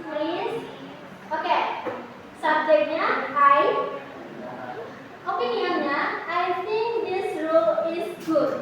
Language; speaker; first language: English; non-native, fluent; Indonesian